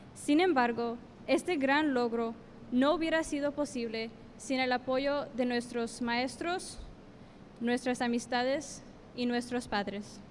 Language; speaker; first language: Spanish; early bilingual, heritage; Spanish